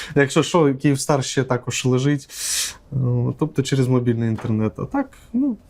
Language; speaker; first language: Ukrainian; non-native, local second language; Russian